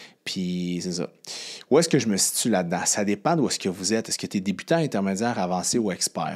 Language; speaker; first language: French; native; French